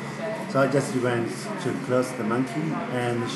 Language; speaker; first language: English; non-native, learner; Chinese